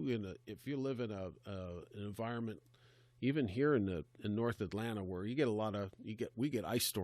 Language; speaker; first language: English; native; English